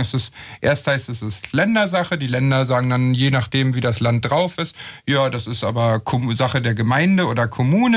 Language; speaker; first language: German; native; German